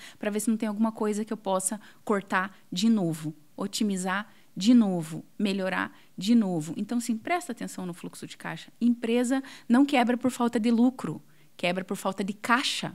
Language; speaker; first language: Portuguese; native; Portuguese